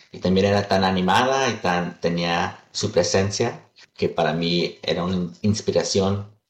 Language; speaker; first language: Spanish; early bilingual, heritage; Spanish